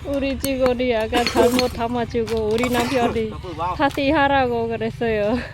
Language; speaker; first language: Korean; non-native, fluent; Khmer